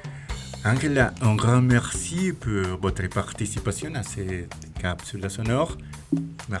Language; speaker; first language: French; non-native, fluent; Spanish